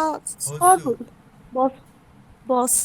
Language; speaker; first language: Korean; non-native, learner; Bangla